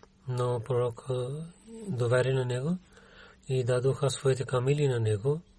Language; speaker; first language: Bulgarian; non-native, learner; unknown